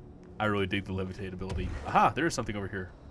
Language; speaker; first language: English; native; English